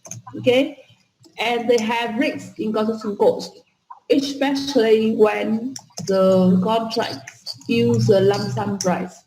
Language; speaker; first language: English; non-native, fluent; Vietnamese